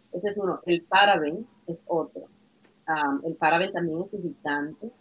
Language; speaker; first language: Spanish; native; Spanish